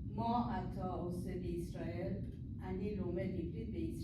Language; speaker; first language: Hebrew; non-native, learner; English